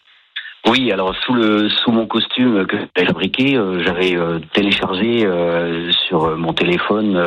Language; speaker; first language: French; native; French